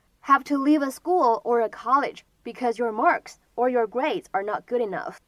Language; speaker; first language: English; non-native, fluent; Chinese